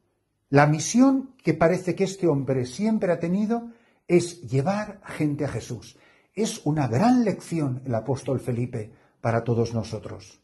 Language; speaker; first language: Spanish; native; Spanish